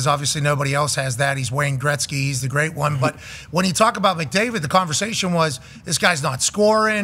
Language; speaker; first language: English; native; English